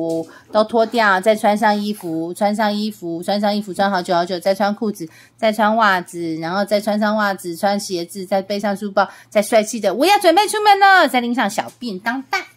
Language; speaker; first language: Chinese; native; Chinese